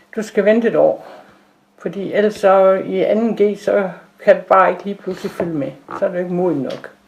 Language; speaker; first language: Danish; native; Danish